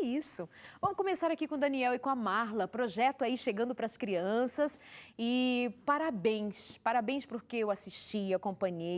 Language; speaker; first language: Portuguese; native; Portuguese